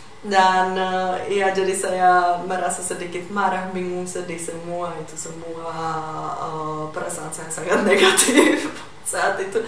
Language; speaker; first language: Indonesian; non-native, fluent; Czech